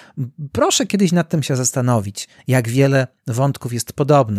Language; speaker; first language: Polish; native; Polish